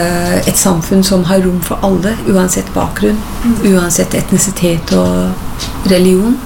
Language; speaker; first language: Norwegian; non-native, fluent; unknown